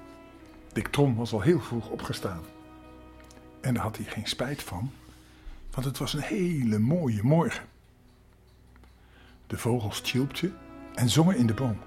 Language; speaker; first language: Dutch; native; Dutch